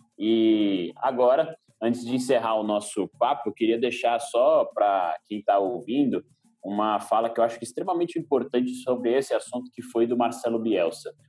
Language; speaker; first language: Portuguese; native; Portuguese